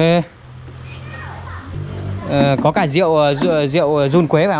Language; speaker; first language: Vietnamese; native; Vietnamese